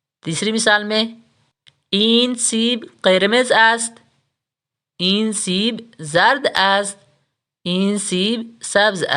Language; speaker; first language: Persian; non-native, fluent; Urdu